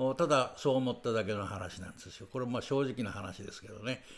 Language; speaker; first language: Japanese; native; Japanese